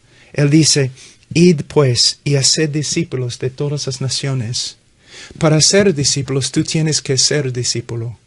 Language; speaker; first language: Spanish; non-native, fluent; English